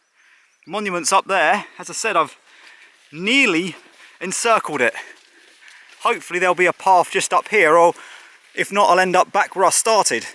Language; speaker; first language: English; native; English